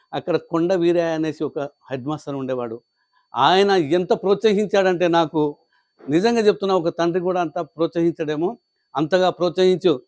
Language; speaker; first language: Telugu; non-native, local second language; Lambadi